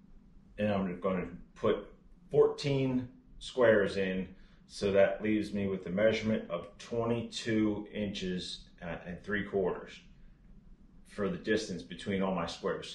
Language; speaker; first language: English; native; English